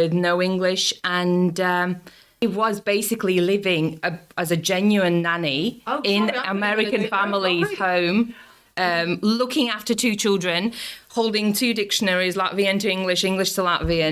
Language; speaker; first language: English; non-native, fluent; Latvian